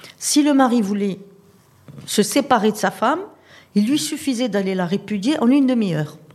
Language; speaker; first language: French; non-native, local second language; Arabic